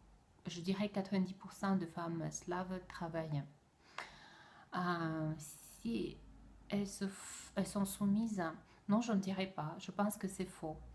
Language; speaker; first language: French; non-native, fluent; Russian